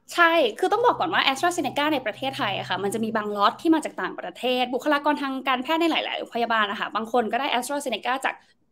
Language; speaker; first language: Thai; native; Thai